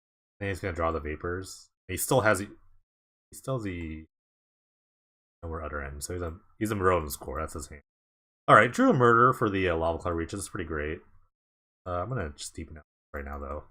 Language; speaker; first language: English; native; English